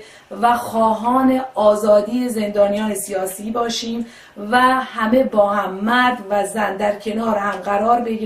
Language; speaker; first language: Persian; native; Persian